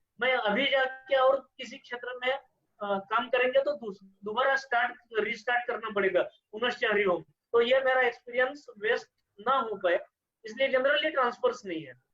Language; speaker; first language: Hindi; non-native, local second language; Marathi